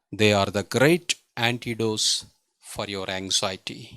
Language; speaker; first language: English; non-native, local second language; Telugu